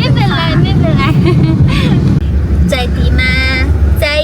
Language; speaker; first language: Thai; non-native, learner; Chinese